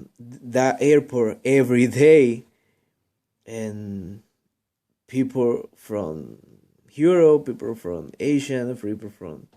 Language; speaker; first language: English; non-native, learner; Spanish